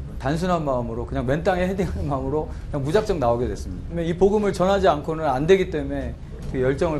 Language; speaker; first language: Korean; native; Korean